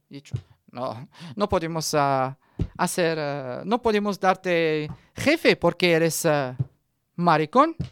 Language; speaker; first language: Spanish; non-native, learner; Arabic